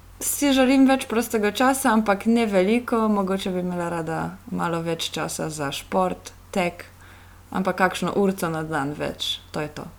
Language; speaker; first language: Slovenian; non-native, fluent; Polish